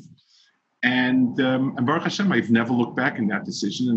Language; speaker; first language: English; early bilingual, other home language; Yiddish